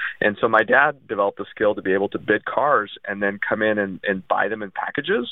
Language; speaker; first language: English; early bilingual, other home language; Russian